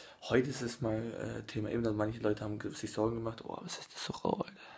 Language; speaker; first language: German; non-native, fluent; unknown